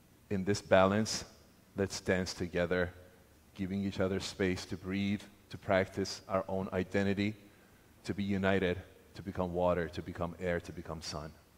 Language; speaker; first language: English; non-native, fluent; Persian